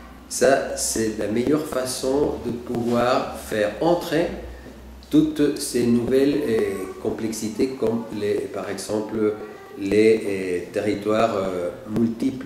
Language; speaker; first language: French; non-native, fluent; Spanish